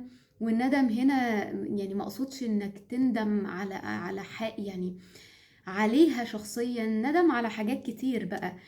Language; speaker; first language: Arabic; native; Arabic